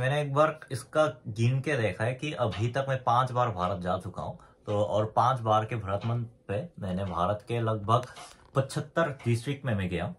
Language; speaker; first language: Hindi; non-native, fluent; Korean